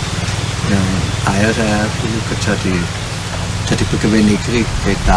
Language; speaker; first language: Indonesian; non-native, fluent; German